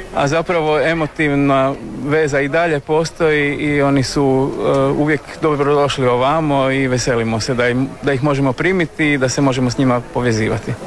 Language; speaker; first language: Croatian; native; Croatian